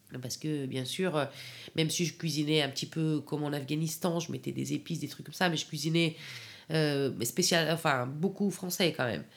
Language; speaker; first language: French; non-native, fluent; Persian